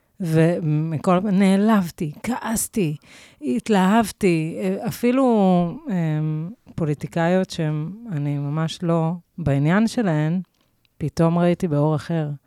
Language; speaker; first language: Hebrew; native; Hebrew